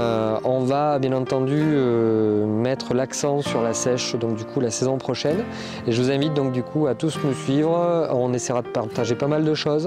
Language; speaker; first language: French; native; French